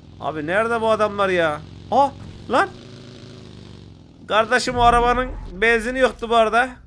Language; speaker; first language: Turkish; native; Turkish